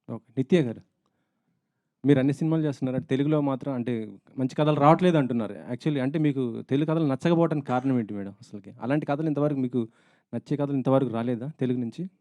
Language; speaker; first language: Telugu; native; Telugu